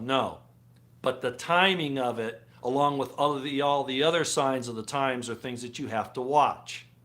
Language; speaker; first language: English; native; English